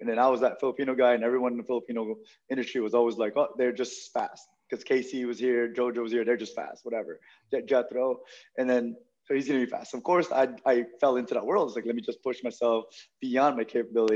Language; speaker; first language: English; non-native, local second language; Filipino